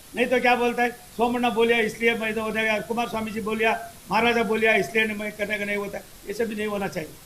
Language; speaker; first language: Hindi; non-native, local second language; Kannada